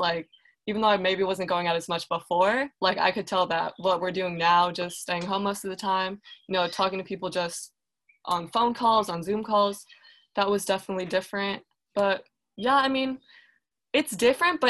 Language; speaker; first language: English; native; English